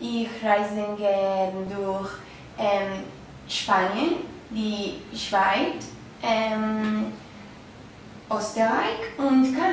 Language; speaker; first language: German; non-native, learner; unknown